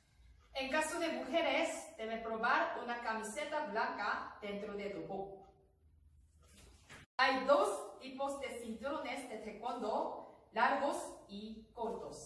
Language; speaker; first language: Spanish; non-native, learner; Korean